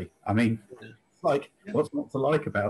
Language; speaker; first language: English; native; English